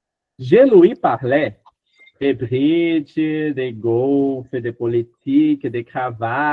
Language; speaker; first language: French; non-native, fluent; Portuguese